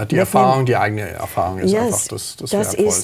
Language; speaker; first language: German; native; German